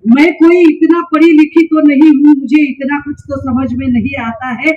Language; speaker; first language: Hindi; non-native, local second language; Marathi